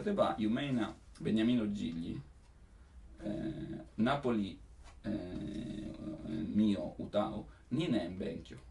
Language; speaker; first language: Japanese; non-native, learner; Italian